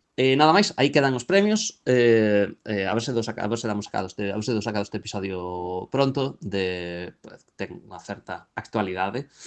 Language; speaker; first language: Galician; native; Galician